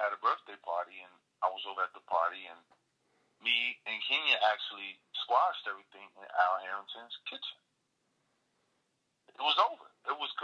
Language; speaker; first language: English; native; English